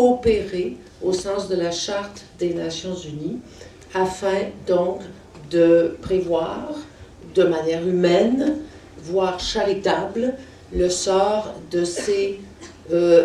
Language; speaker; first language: French; native; French